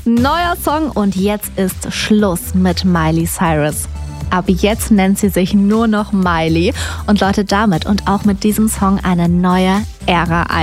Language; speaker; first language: German; native; German